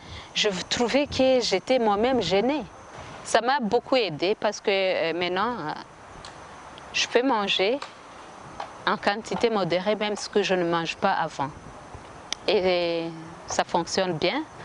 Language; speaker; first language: French; non-native, local second language; Kinyarwanda